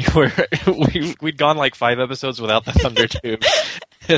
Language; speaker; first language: English; non-native, fluent; Spanish